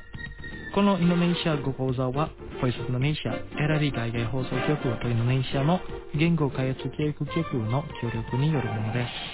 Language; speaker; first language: Japanese; non-native, fluent; Indonesian